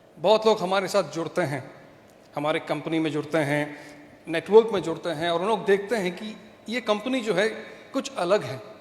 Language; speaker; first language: Hindi; non-native, local second language; Malayalam